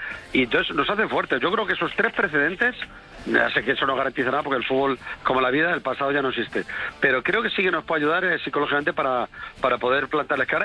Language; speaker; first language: Spanish; native; Spanish